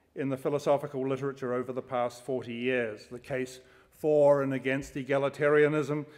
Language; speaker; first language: English; native; English